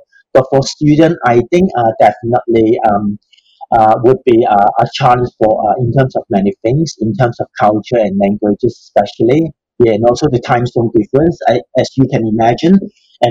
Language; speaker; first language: English; non-native, local second language; Cantonese